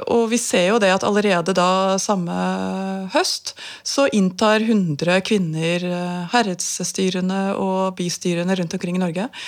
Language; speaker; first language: Norwegian; native; Norwegian